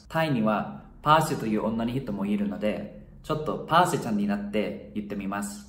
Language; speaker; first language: Japanese; non-native, fluent; Thai